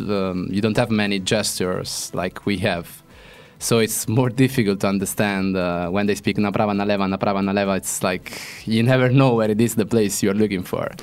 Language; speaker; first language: English; non-native, fluent; Italian